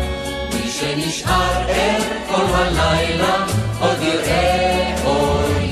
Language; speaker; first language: Hebrew; native; Hebrew